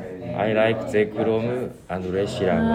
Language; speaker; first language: English; non-native, learner; Japanese